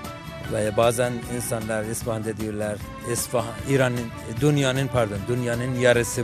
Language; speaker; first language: Turkish; non-native, fluent; Persian